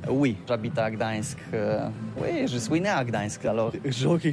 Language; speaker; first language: French; non-native, learner; Polish